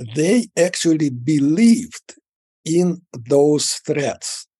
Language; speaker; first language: English; non-native, fluent; Russian